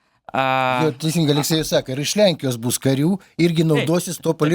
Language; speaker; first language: Lithuanian; native; Lithuanian